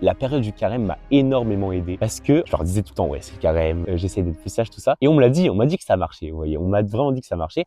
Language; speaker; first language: French; native; French